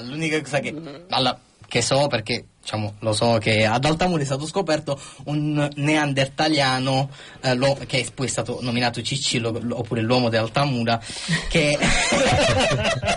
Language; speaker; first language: Italian; native; Italian